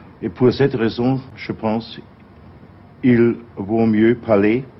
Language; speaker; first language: French; non-native, fluent; German